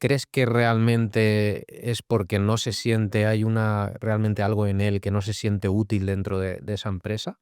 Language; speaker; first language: Spanish; native; Spanish